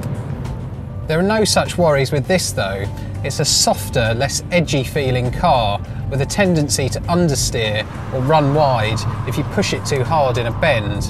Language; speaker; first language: English; native; English